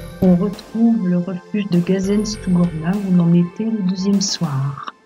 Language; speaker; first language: French; native; French